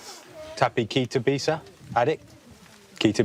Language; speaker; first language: Indonesian; non-native, learner; English